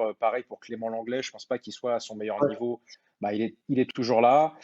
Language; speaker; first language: French; native; French